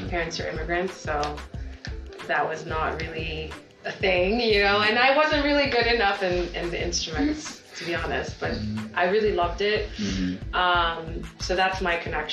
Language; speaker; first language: English; native; English